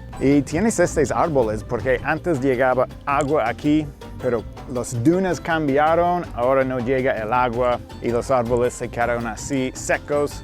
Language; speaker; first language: Spanish; non-native, fluent; English